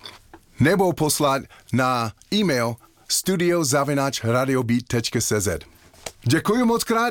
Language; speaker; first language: Czech; non-native, learner; English